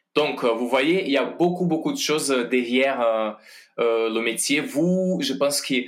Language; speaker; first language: French; non-native, fluent; Portuguese